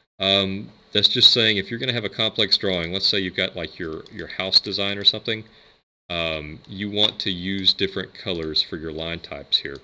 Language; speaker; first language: English; native; English